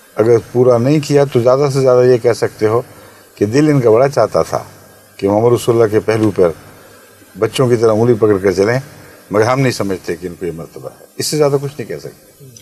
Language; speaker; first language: Urdu; non-native, local second language; Punjabi